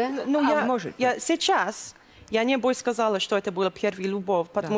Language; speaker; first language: Russian; non-native, learner; English